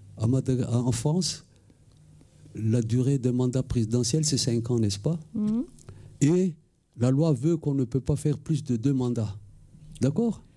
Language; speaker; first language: French; non-native, local second language; Malagasy